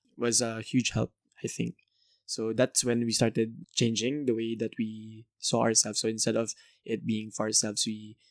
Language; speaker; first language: English; non-native, local second language; Filipino